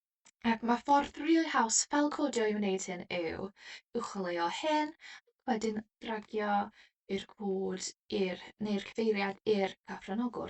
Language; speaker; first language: Welsh; non-native, local second language; English